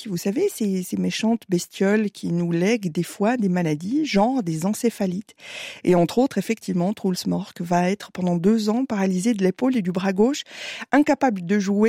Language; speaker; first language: French; native; French